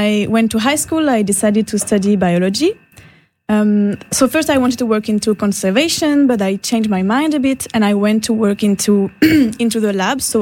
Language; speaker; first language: English; non-native, fluent; French